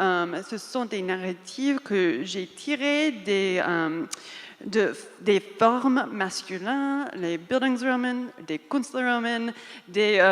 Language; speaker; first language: French; non-native, fluent; English